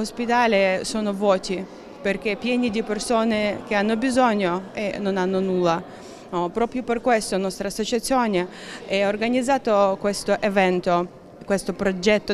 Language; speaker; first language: Italian; non-native, learner; Ukrainian